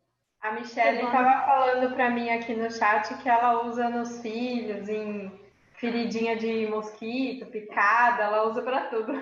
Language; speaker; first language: Portuguese; non-native, fluent; Russian